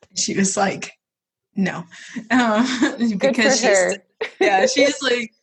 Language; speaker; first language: English; native; English